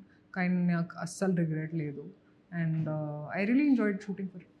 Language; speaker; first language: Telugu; non-native, local second language; Hindi